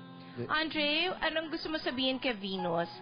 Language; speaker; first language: Filipino; native; Filipino